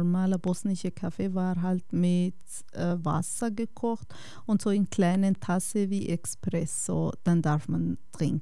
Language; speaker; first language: German; non-native, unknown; Kurdish